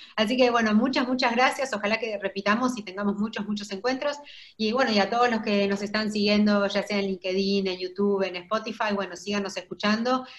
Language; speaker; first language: Spanish; native; Spanish